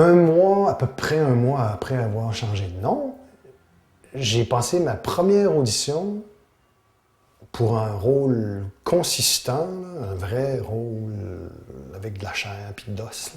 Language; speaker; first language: French; native; French